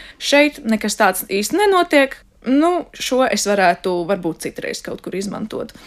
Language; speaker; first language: Latvian; non-native, local second language; Russian